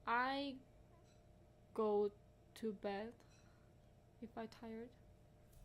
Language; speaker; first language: English; non-native, learner; Korean